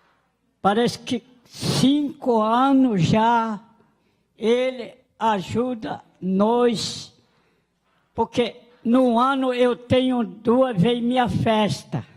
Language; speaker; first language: Portuguese; non-native, local second language; Guarani